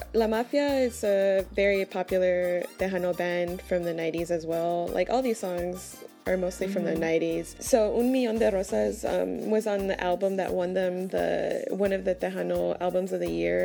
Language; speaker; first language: English; native; English